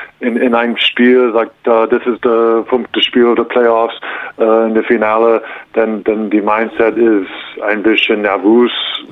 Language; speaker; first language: German; non-native, learner; English